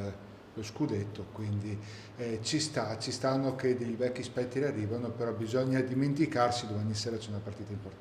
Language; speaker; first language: Italian; native; Italian